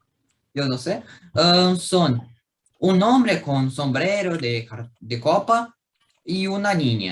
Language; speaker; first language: Spanish; non-native, learner; Portuguese